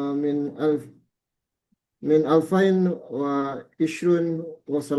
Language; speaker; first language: Arabic; non-native, learner; Indonesian